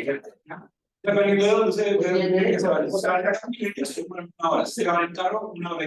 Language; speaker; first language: Spanish; native; Spanish